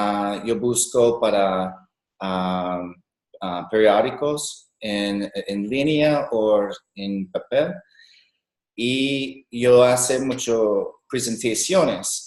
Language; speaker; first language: Spanish; non-native, learner; English